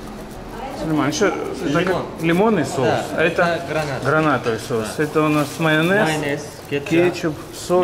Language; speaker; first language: Russian; native; Russian